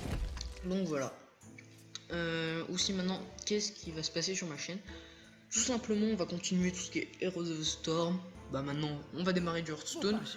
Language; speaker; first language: French; native; French